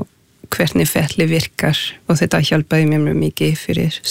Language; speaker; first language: Icelandic; non-native, fluent; French